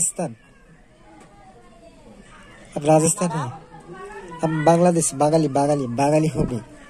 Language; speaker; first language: Hindi; non-native, learner; Bangla